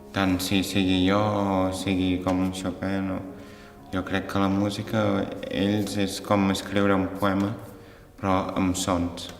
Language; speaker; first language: Catalan; early bilingual, other home language; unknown